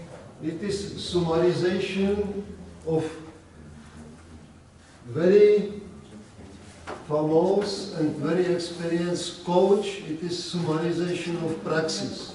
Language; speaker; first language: English; non-native, learner; Czech